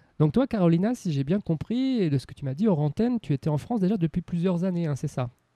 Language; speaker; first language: French; native; French